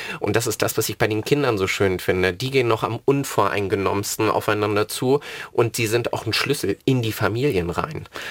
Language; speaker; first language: German; native; German